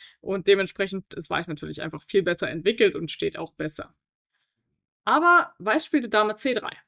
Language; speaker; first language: German; native; German